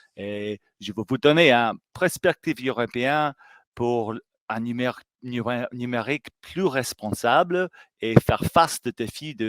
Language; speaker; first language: French; non-native, fluent; English